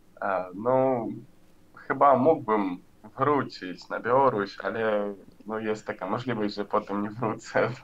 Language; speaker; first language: Polish; non-native, learner; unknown